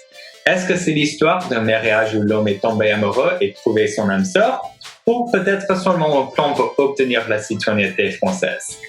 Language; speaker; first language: French; non-native, learner; English